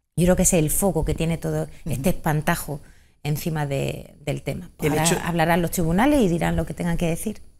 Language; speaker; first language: Spanish; native; Spanish